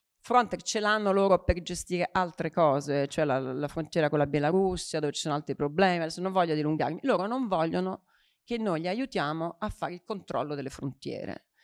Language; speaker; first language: Italian; native; Italian